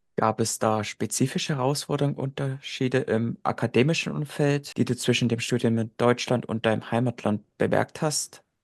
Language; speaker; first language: German; native; German